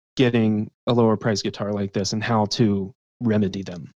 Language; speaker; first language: English; native; English